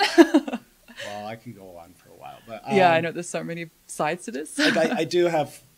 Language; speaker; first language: English; native; English